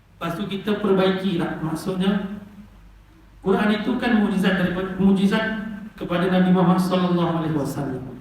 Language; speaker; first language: Malay; native; Malay